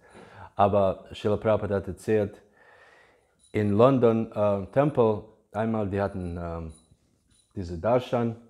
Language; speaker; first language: German; non-native, fluent; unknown